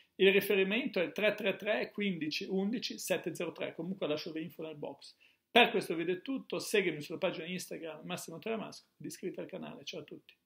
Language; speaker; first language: Italian; native; Italian